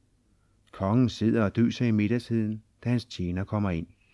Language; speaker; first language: Danish; native; Danish